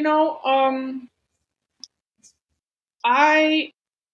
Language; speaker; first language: English; non-native, fluent; Dutch